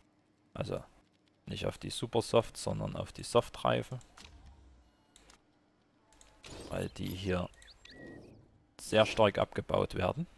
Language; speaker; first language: German; native; German